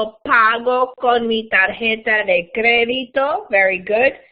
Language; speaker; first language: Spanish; non-native, fluent; English